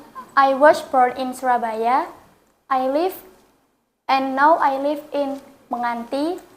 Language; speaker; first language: English; non-native, learner; Indonesian